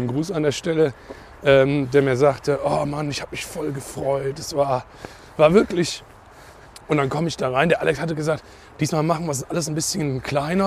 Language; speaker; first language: German; native; German